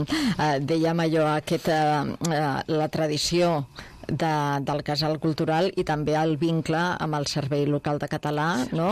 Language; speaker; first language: Catalan; native; Catalan